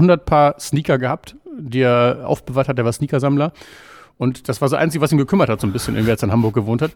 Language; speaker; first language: German; native; German